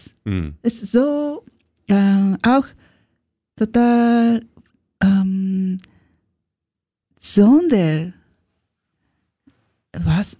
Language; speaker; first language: German; non-native, learner; Japanese